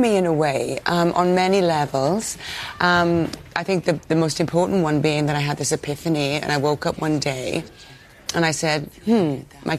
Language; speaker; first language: English; native; English